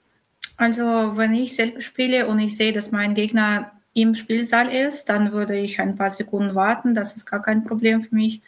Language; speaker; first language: German; non-native, fluent; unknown